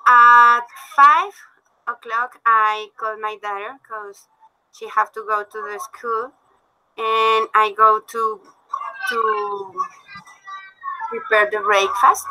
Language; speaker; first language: English; non-native, learner; Spanish